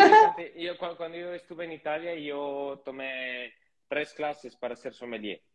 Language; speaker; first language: Spanish; non-native, fluent; Italian